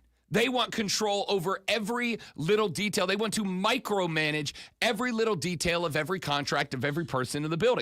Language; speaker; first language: English; native; English